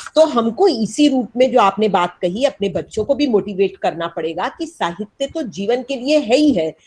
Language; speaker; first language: Hindi; native; Hindi